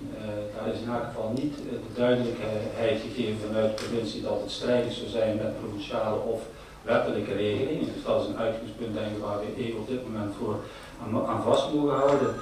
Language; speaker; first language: Dutch; native; Dutch